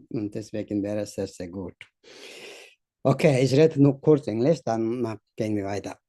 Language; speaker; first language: German; non-native, learner; Tibetan